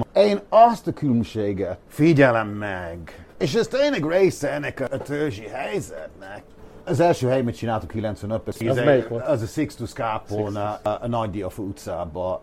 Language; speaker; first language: Hungarian; non-native, fluent; English